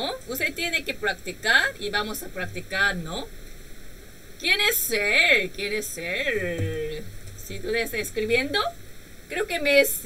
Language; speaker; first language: Spanish; non-native, learner; Korean